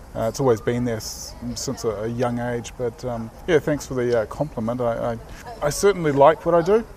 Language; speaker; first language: English; native; English